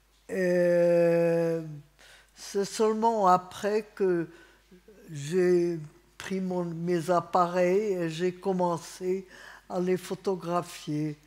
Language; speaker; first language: French; non-native, fluent; Hungarian